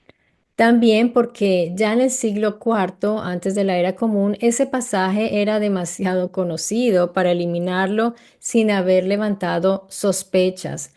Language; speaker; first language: Spanish; native; Spanish